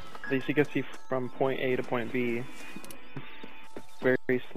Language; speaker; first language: English; native; English